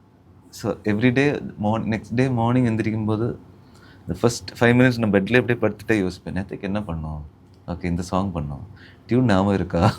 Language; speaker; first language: Tamil; early bilingual, heritage; Tamil